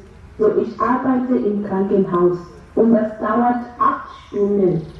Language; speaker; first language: German; non-native, learner; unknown